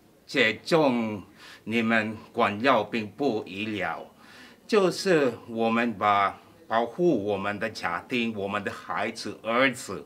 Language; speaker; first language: Chinese; non-native, learner; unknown